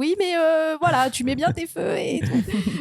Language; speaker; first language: French; native; French